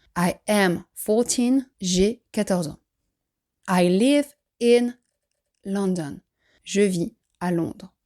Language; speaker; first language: French; native; French